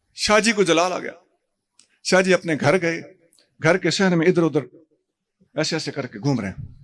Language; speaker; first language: Urdu; non-native, local second language; Punjabi